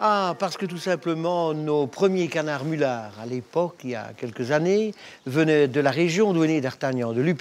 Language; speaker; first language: French; native; French